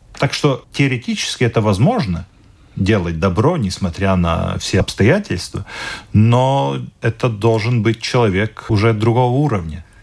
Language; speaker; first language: Russian; non-native, local second language; Latvian